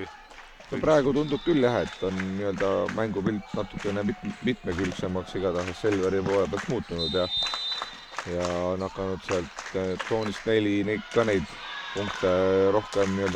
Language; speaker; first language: Estonian; native; Estonian